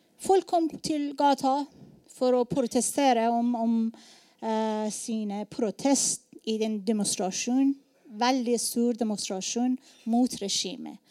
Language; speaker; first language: Norwegian; non-native, learner; Persian